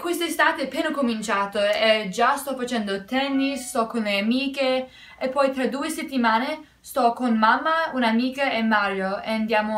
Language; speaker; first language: Italian; early bilingual, heritage; Italian